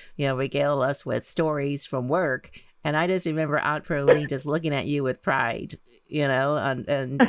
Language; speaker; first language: English; native; English